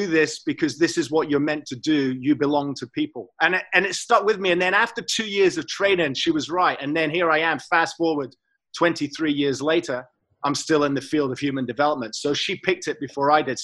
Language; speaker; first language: English; native; English